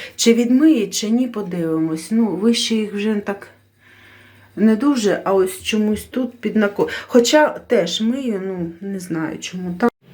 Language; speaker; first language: Ukrainian; non-native, local second language; Russian